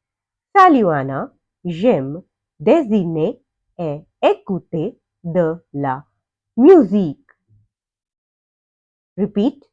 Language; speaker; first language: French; non-native, fluent; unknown